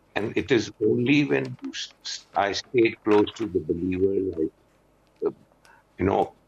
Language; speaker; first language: English; non-native, local second language; Urdu